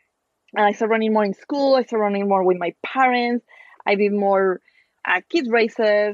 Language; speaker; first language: English; non-native, fluent; Spanish